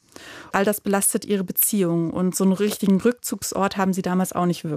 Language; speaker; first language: German; native; German